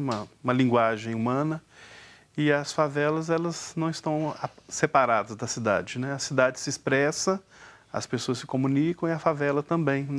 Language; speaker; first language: Portuguese; native; Portuguese